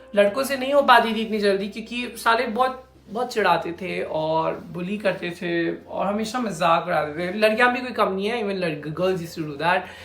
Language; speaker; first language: Hindi; native; Hindi